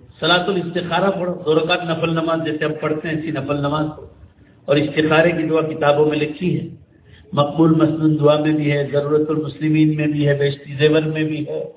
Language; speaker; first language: Urdu; non-native, local second language; Gujarati